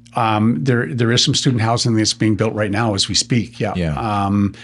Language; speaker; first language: English; native; English